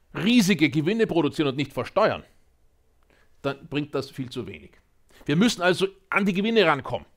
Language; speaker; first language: German; native; German